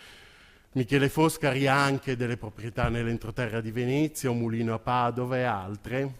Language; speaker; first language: Italian; native; Italian